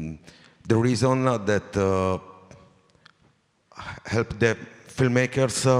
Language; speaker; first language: English; non-native, learner; Italian